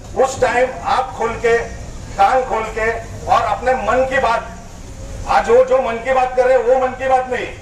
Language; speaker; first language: Hindi; non-native, local second language; Marathi